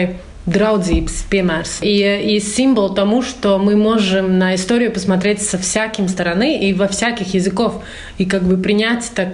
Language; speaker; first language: Russian; non-native, fluent; Latvian